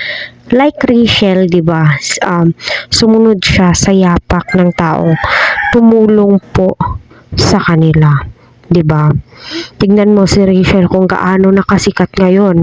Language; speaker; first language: Filipino; native; Filipino